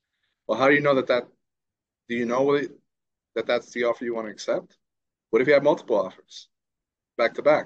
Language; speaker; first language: English; early bilingual, other home language; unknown